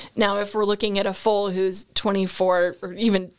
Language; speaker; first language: English; native; English